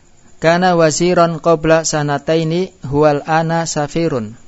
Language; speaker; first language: Arabic; non-native, fluent; Indonesian